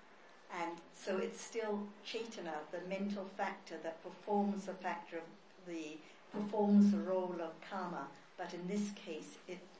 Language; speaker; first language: English; non-native, fluent; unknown